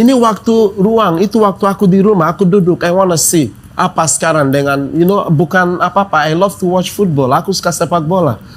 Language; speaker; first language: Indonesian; non-native, fluent; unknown